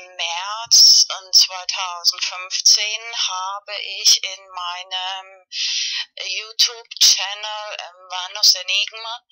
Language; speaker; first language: German; non-native, fluent; Spanish